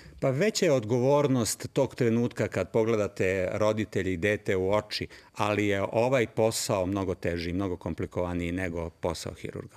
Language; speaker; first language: Serbian; native; Serbian